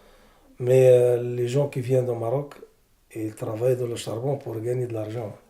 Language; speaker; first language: French; non-native, learner; Arabic